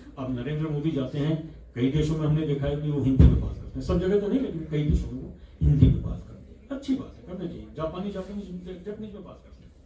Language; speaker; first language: Hindi; native; Hindi